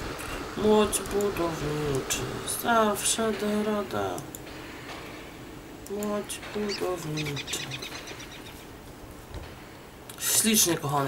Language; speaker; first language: Polish; native; Polish